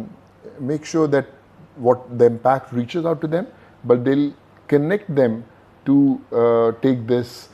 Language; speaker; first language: English; non-native, local second language; Punjabi